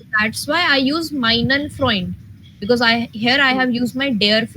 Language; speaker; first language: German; non-native, fluent; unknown